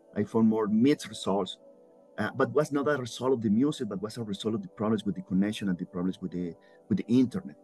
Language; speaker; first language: English; non-native, fluent; Spanish